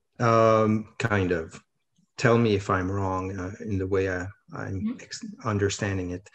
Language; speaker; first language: English; non-native, fluent; French